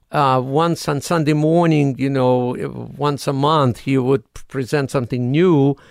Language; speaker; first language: English; non-native, fluent; Ukrainian